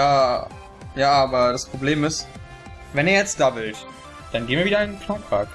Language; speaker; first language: German; native; German